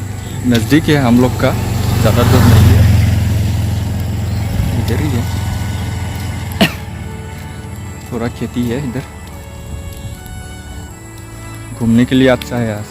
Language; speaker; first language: Hindi; non-native, local second language; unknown